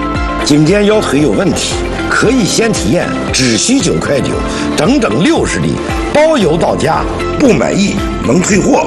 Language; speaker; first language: Chinese; native; Chinese